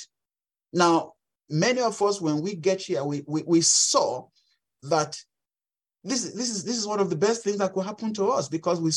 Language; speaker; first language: English; non-native, local second language; Yoruba